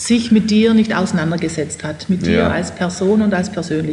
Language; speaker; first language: German; native; German